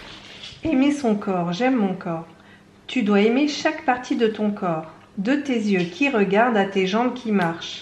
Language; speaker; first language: French; native; French